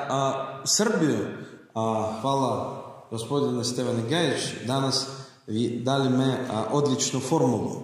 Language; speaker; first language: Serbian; non-native, learner; Russian